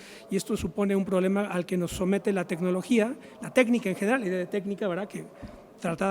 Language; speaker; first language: Spanish; native; Spanish